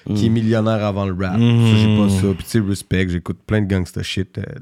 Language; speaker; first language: French; native; French